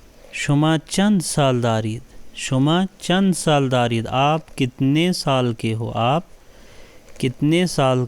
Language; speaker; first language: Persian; non-native, fluent; Urdu